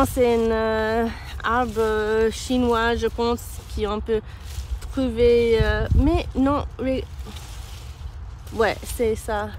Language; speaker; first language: French; non-native, learner; English